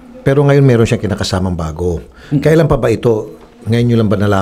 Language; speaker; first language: Filipino; native; Filipino